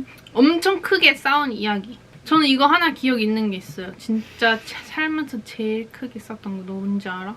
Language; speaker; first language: Korean; native; Korean